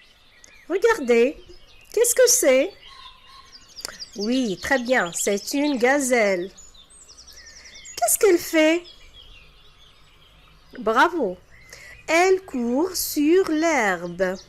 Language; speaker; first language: French; non-native, local second language; Arabic